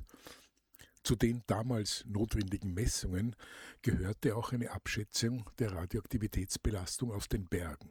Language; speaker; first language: German; native; German